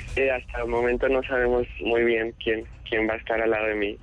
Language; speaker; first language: Spanish; native; Spanish